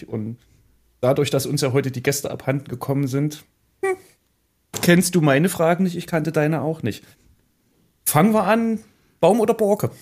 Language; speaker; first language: German; native; German